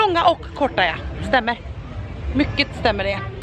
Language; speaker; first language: Swedish; native; Swedish